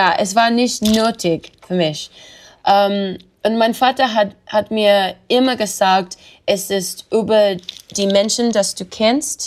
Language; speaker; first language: German; non-native, learner; English